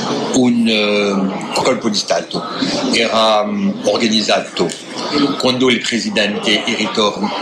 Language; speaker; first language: Italian; non-native, fluent; French